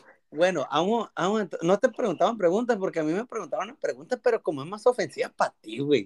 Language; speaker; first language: Spanish; early bilingual, heritage; Spanish